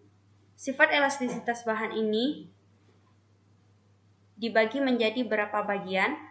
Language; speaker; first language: Indonesian; native; Indonesian